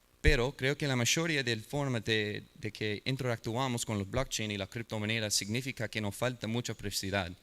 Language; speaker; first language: Spanish; non-native, learner; English